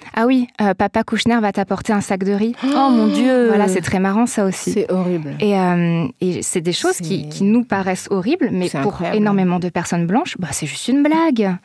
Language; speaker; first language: French; native; French